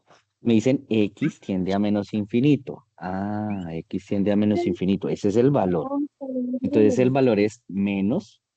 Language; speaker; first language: Spanish; native; Spanish